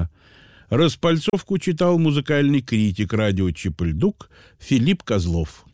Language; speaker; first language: Russian; native; Russian